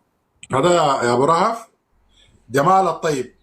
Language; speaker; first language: Arabic; native; Arabic